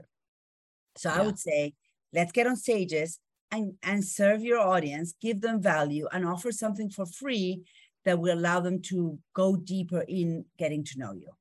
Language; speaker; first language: English; non-native, fluent; Spanish